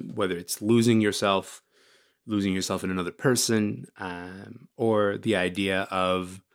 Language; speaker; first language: English; early bilingual, other home language; Arabic